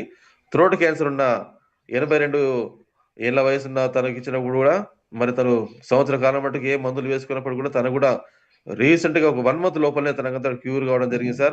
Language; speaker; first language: Telugu; native; Telugu